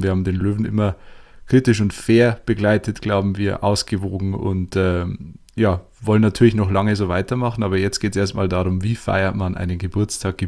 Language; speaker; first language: German; native; German